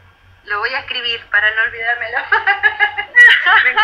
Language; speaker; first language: Spanish; native; Spanish